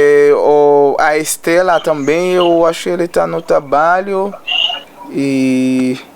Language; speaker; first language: Portuguese; non-native, learner; Haitian Creole